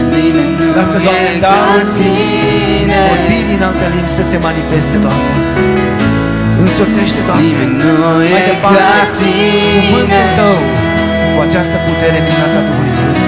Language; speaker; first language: Romanian; native; Romanian